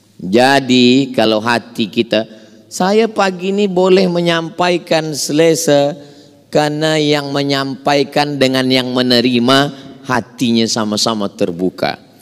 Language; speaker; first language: Malay; native; Malay